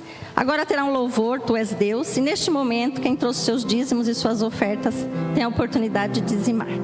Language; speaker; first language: Portuguese; native; Portuguese